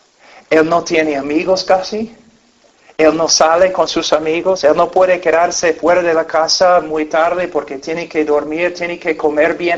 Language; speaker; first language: Spanish; non-native, fluent; English